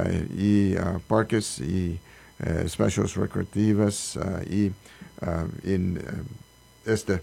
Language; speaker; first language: Spanish; non-native, learner; English